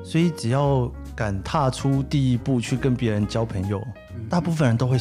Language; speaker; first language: Chinese; native; Chinese